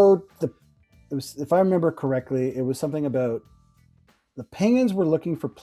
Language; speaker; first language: English; native; English